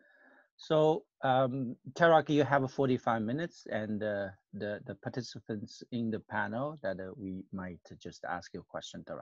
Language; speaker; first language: English; non-native, fluent; Chinese